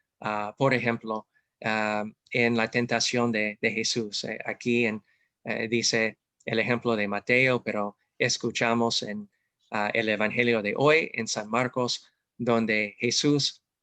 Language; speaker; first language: Spanish; non-native, fluent; English